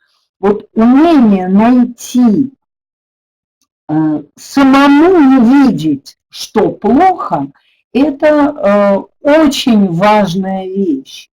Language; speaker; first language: Russian; native; Russian